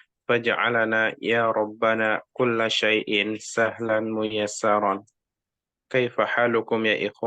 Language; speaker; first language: Arabic; non-native, fluent; Indonesian